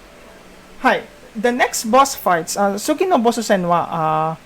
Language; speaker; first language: Japanese; non-native, learner; Filipino